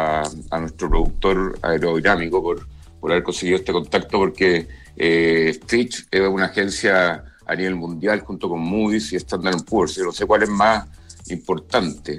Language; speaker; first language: Spanish; native; Spanish